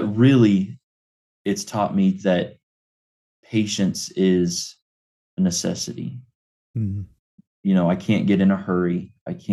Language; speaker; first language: English; native; English